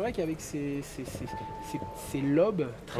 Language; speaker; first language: French; native; French